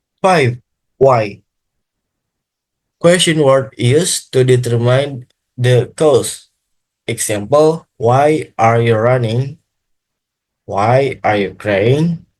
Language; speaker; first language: English; non-native, learner; Indonesian